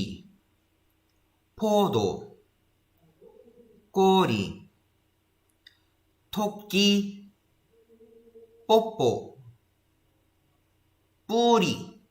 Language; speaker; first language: Korean; non-native, fluent; Filipino